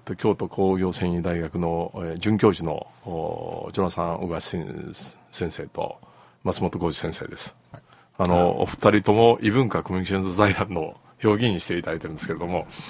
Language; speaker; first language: Japanese; native; Japanese